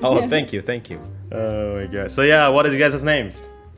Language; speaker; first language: English; non-native, fluent; Indonesian